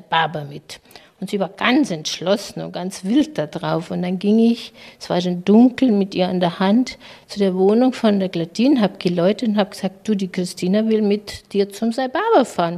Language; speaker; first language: German; native; German